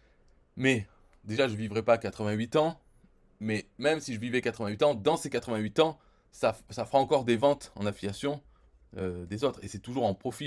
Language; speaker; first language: French; native; French